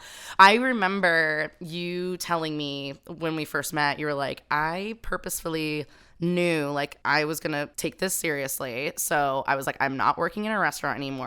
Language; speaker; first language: English; native; English